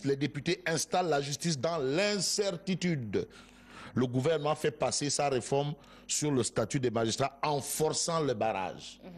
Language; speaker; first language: French; non-native, local second language; Wolof